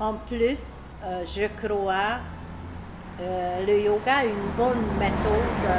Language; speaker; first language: French; non-native, learner; Hungarian